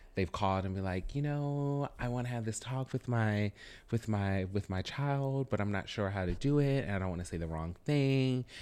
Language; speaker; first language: English; native; English